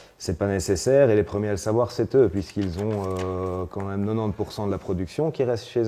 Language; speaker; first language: French; native; French